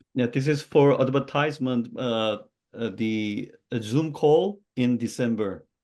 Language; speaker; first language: English; non-native, learner; Korean